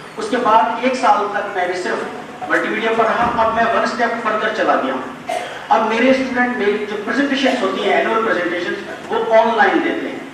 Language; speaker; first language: Urdu; non-native, local second language; Sindhi